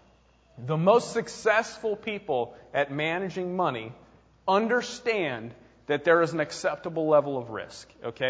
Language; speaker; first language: English; native; English